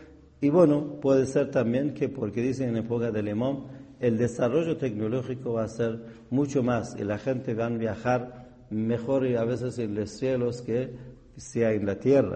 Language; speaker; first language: Spanish; non-native, fluent; Persian